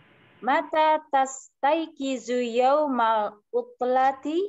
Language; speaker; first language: Arabic; non-native, learner; Indonesian